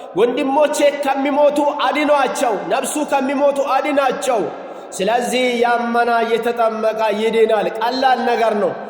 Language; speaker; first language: Amharic; non-native, local second language; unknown